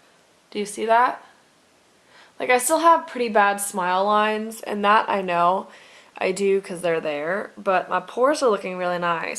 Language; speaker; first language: English; native; English